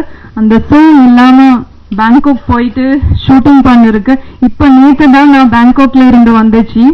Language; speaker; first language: Tamil; non-native, learner; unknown